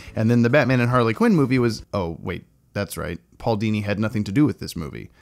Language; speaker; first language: English; native; English